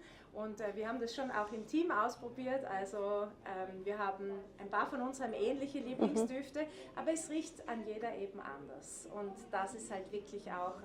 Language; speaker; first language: German; native; German